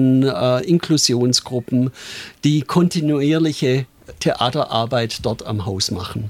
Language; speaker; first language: German; native; German